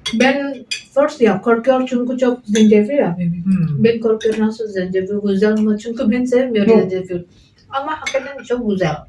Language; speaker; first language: Turkish; non-native, learner; Indonesian